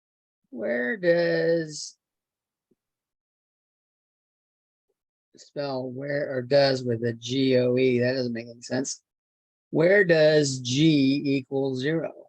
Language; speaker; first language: English; native; English